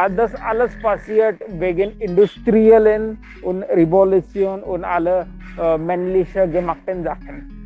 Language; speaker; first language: German; non-native, learner; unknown